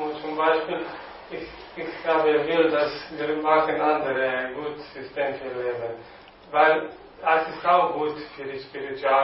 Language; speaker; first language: German; non-native, learner; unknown